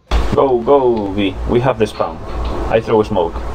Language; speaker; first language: English; non-native, learner; Spanish